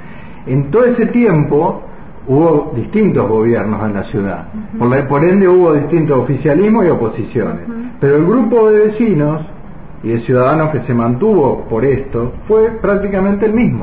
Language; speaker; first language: Spanish; native; Spanish